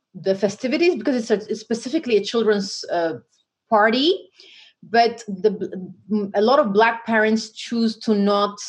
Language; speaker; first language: English; non-native, fluent; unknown